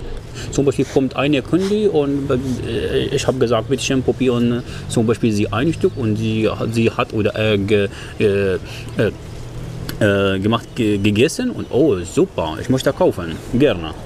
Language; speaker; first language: German; non-native, learner; Arabic